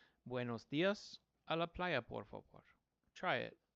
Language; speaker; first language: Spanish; non-native, fluent; English